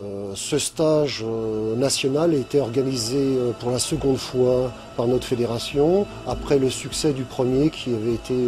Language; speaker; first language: French; native; French